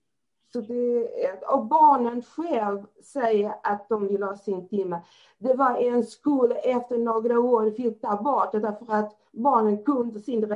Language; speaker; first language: Swedish; non-native, fluent; Portuguese